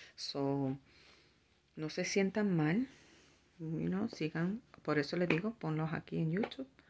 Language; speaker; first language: Spanish; native; Spanish